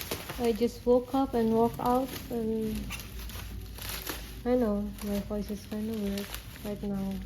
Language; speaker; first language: English; non-native, learner; Indonesian